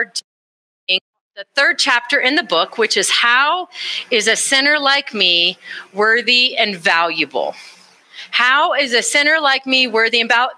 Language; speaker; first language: English; native; English